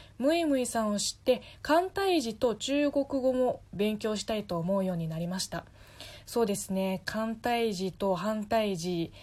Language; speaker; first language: Japanese; non-native, fluent; Chinese